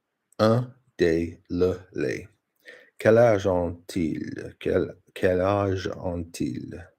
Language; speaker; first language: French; non-native, learner; English